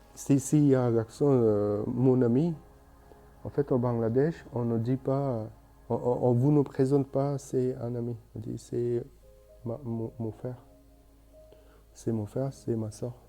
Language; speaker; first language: French; non-native, learner; Bangla